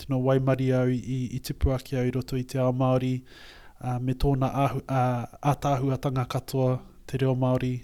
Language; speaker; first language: English; native; English